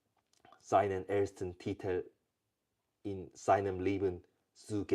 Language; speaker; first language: German; non-native, learner; English